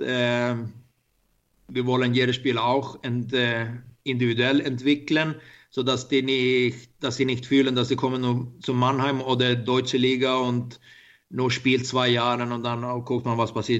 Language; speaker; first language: German; non-native, learner; Swedish